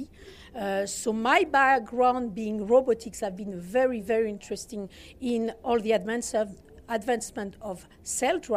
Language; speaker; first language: English; non-native, fluent; French